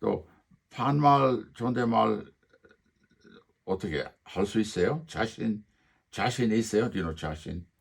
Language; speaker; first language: Korean; non-native, fluent; English